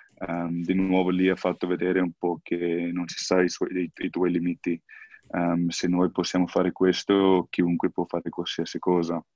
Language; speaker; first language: Italian; non-native, fluent; Afrikaans